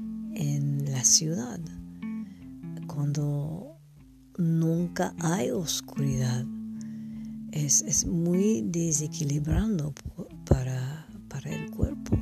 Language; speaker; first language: Spanish; non-native, fluent; English